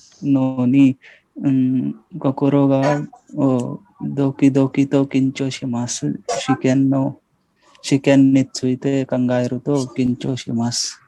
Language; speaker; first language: Japanese; non-native, learner; Hindi